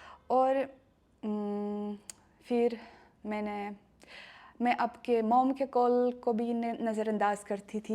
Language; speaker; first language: Hindi; non-native, learner; Russian